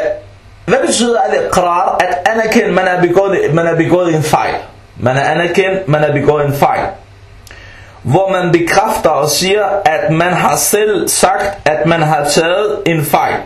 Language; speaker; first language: Danish; early bilingual, other home language; Arabic